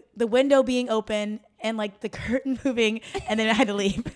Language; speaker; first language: English; native; English